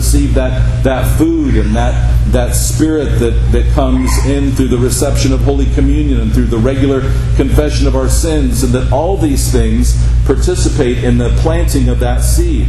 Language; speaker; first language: English; native; English